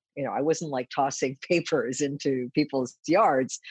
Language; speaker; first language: English; early bilingual, other home language; Japanese